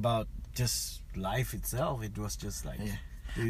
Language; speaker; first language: English; non-native, local second language; Filipino